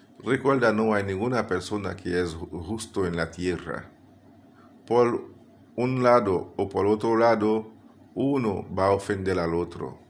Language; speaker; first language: Spanish; non-native, fluent; Haitian Creole